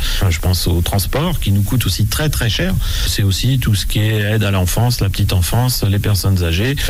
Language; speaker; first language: French; native; French